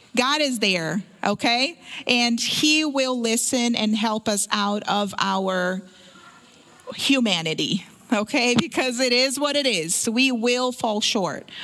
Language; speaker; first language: English; early bilingual, other home language; Portuguese